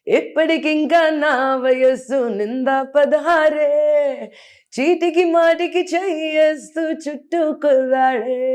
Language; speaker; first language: Telugu; non-native, local second language; Hindi